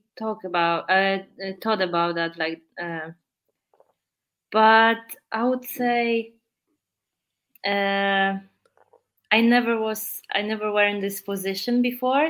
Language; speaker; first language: English; non-native, fluent; Polish